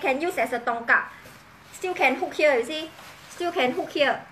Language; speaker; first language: English; non-native, local second language; Min Nan Chinese